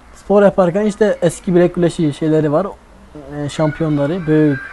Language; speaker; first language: Turkish; early bilingual, other home language; Russian